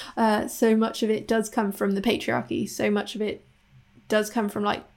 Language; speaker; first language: English; non-native, local second language; Cantonese